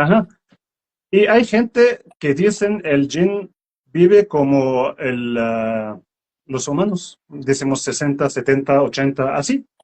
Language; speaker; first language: Spanish; non-native, learner; Arabic